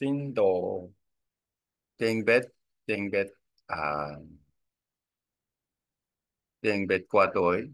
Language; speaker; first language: Vietnamese; non-native, learner; Korean